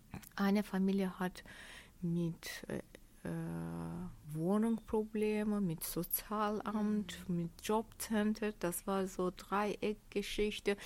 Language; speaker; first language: German; non-native, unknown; Azerbaijani